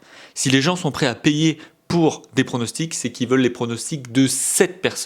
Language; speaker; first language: French; native; French